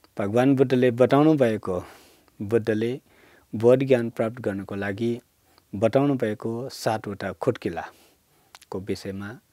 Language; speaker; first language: Nepali; non-native, local second language; Newari